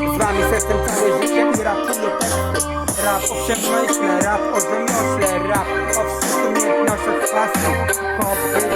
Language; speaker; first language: Polish; native; Polish